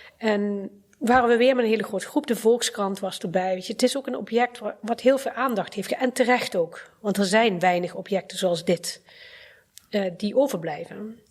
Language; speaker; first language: Dutch; early bilingual, other home language; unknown